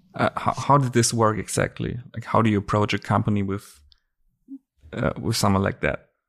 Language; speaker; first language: English; non-native, fluent; German